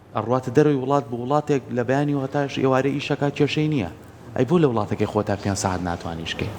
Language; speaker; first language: Central Kurdish; native; Central Kurdish